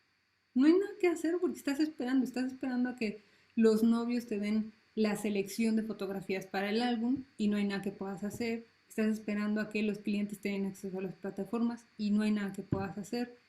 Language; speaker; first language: Spanish; native; Spanish